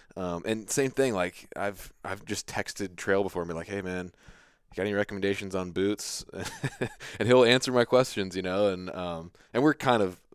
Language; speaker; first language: English; native; English